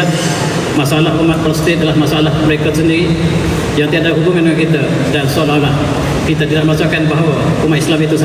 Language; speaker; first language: Malay; native; Malay